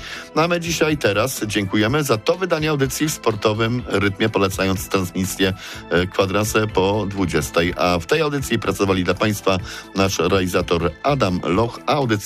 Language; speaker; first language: Polish; native; Polish